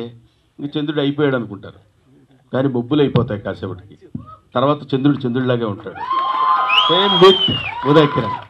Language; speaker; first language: Telugu; native; Telugu